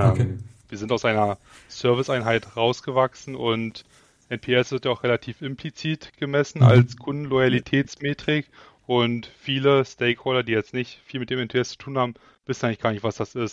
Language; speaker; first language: German; native; German